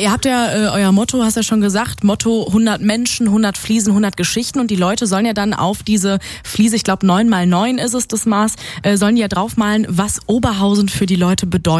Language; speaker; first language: German; native; German